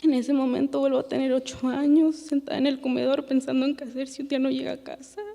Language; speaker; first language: Spanish; early bilingual, other home language; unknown